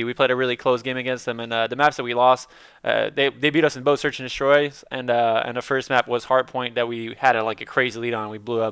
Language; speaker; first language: English; native; English